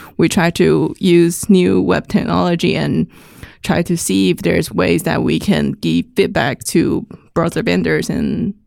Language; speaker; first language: English; non-native, fluent; Chinese